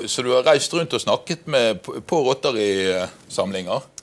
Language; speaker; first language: Norwegian; native; Norwegian